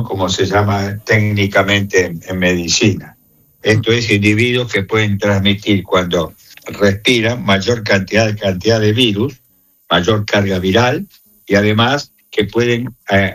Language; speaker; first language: Spanish; native; Spanish